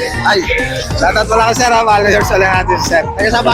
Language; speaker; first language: Filipino; native; Filipino